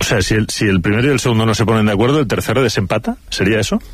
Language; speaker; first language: Spanish; native; Spanish